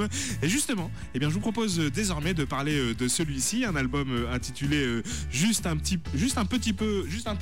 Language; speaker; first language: French; native; French